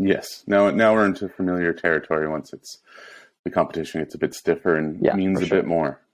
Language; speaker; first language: English; native; English